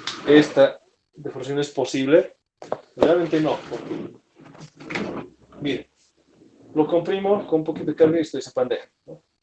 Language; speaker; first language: Spanish; native; Spanish